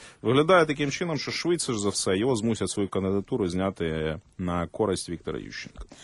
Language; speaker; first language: Ukrainian; native; Ukrainian